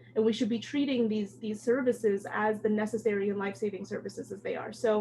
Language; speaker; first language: English; early bilingual, other home language; Amharic